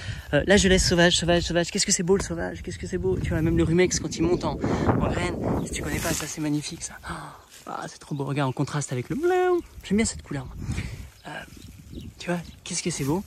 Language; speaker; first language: French; native; French